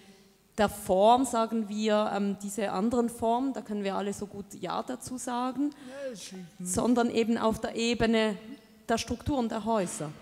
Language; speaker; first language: German; native; German